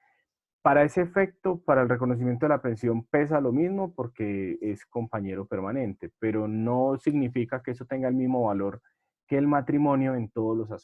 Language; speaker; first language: Spanish; native; Spanish